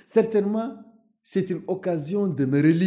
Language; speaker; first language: French; non-native, local second language; Arabic